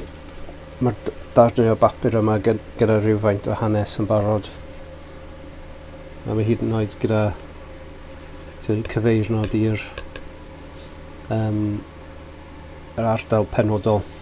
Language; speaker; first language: Welsh; non-native, local second language; English